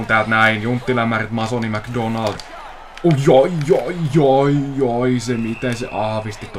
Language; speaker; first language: Finnish; native; Finnish